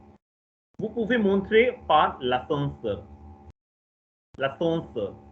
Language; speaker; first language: French; non-native, fluent; Hindi